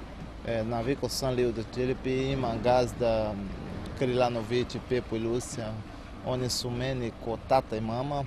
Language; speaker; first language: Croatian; non-native, learner; Portuguese